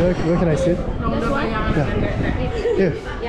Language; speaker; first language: English; non-native, learner; Korean